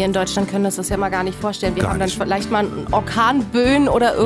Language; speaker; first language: German; native; German